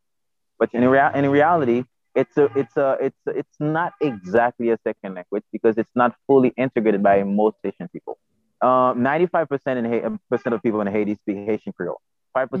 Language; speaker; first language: English; non-native, fluent; Haitian Creole